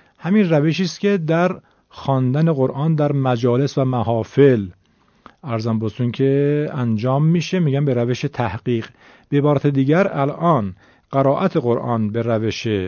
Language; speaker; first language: Persian; native; Persian